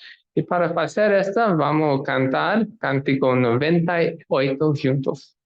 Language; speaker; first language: Portuguese; non-native, learner; English